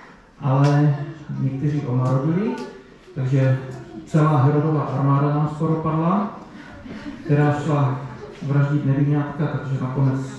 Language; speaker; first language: Czech; native; Czech